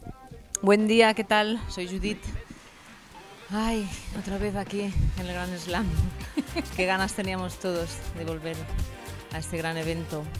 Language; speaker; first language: Spanish; native; Spanish